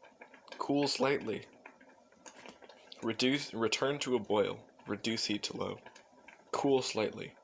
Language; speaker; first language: English; native; English